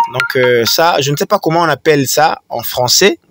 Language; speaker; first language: French; non-native, local second language; Swahili